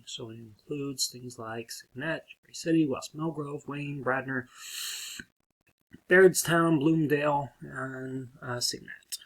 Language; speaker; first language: English; native; English